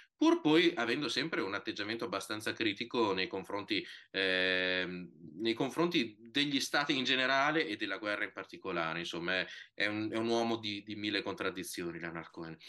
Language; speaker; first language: Italian; native; Italian